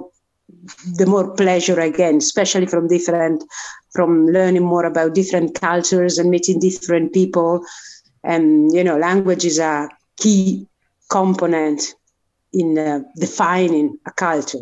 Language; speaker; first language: English; non-native, fluent; Italian